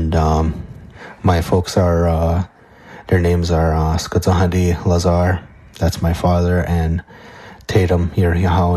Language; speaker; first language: English; non-native, fluent; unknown